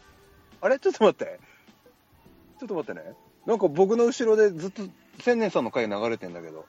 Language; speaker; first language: Japanese; native; Japanese